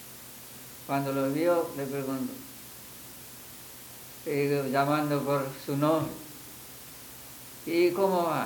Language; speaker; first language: Spanish; non-native, fluent; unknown